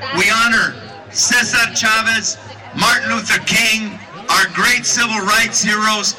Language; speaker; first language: English; early bilingual, other home language; Spanish